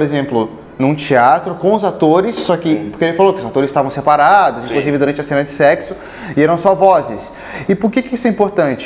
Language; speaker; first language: Portuguese; native; Portuguese